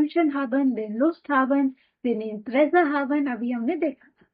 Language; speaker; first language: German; non-native, fluent; Hindi